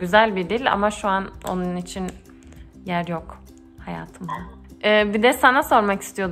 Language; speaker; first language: Turkish; early bilingual, heritage; Turkish